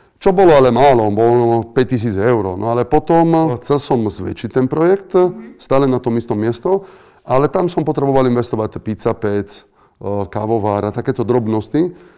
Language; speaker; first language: Slovak; non-native, fluent; Italian